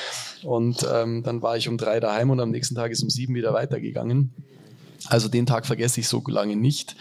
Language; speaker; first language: German; native; German